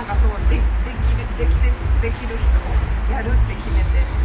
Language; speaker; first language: Japanese; native; Japanese